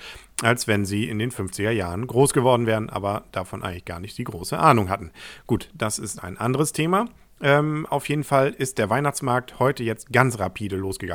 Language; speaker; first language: German; native; German